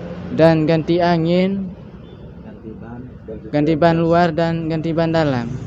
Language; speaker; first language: Indonesian; non-native, local second language; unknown